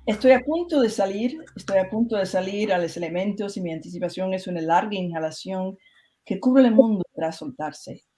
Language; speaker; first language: Spanish; early bilingual, other home language; English